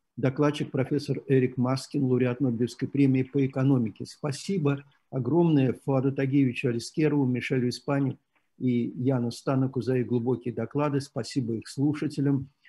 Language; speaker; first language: Russian; native; Russian